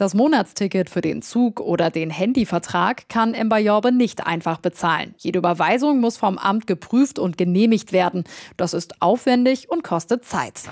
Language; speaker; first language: German; native; German